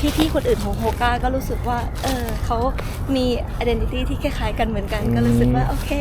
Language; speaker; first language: Thai; early bilingual, other home language; Italian